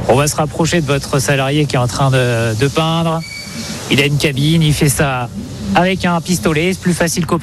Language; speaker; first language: French; native; French